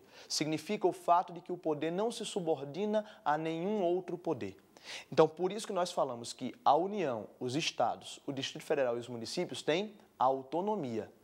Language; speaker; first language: Portuguese; native; Portuguese